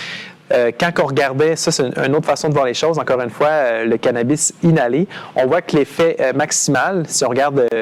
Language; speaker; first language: French; native; French